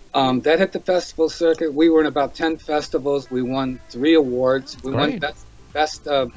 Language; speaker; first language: English; native; English